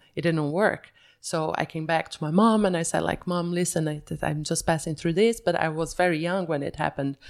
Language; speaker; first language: English; early bilingual, other home language; Portuguese